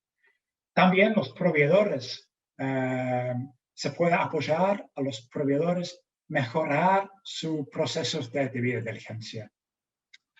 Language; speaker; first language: Spanish; non-native, fluent; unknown